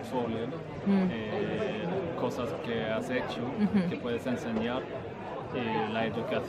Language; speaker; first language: Spanish; non-native, fluent; Swedish